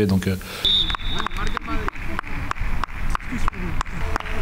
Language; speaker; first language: French; native; French